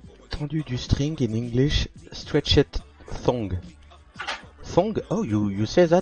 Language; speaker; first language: English; non-native, learner; French